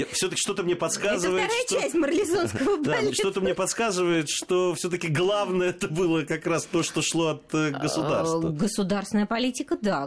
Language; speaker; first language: Russian; native; Russian